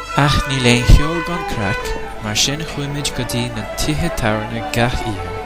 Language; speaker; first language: Irish; non-native, local second language; English